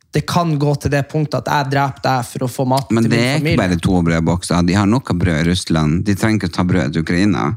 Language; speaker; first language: Norwegian; native; Norwegian